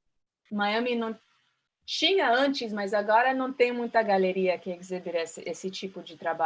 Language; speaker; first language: Portuguese; early bilingual, heritage; Portuguese